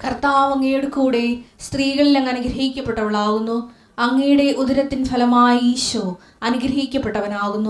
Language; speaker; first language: Malayalam; native; Malayalam